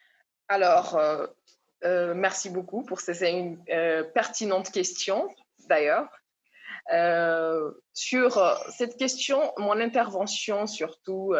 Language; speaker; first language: French; non-native, local second language; Comorian